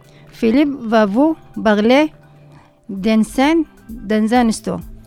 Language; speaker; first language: French; non-native, learner; Arabic